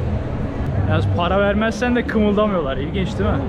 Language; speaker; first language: Turkish; native; Turkish